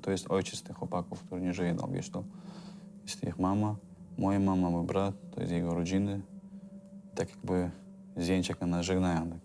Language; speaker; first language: Polish; non-native, fluent; Chechen